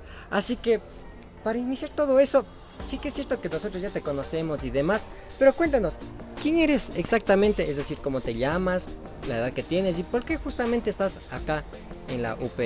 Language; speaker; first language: Spanish; native; Spanish